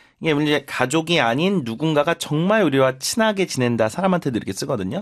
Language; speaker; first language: Korean; native; Korean